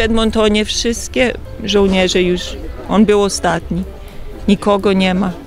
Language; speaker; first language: Polish; early bilingual, heritage; Polish